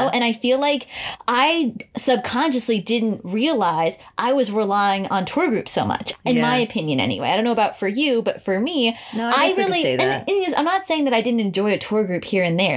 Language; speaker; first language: English; native; English